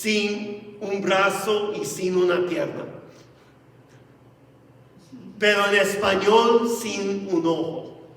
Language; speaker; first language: Spanish; non-native, fluent; English